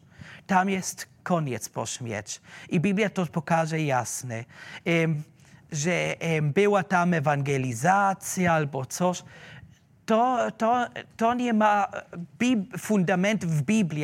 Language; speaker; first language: Polish; non-native, learner; German